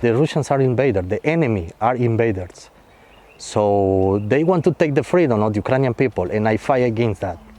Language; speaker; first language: English; non-native, fluent; Spanish